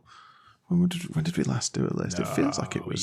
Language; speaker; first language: English; native; English